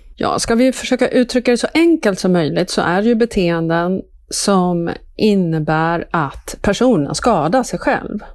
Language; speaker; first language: Swedish; native; Swedish